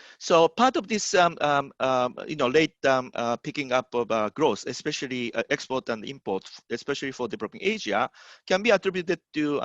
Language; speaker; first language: English; non-native, fluent; Japanese